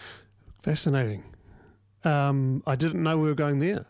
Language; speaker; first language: English; native; English